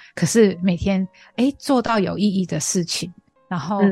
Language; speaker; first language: Chinese; non-native, fluent; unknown